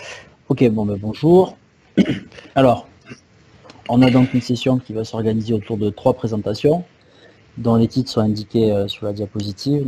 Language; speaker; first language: French; native; French